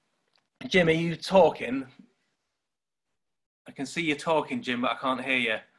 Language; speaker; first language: English; native; English